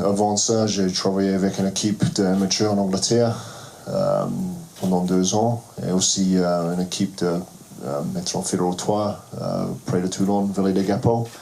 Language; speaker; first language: French; non-native, fluent; English